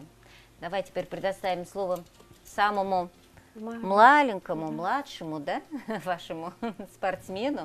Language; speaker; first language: Russian; native; Russian